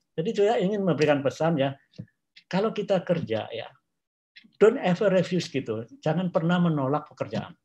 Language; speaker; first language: Indonesian; non-native, local second language; Javanese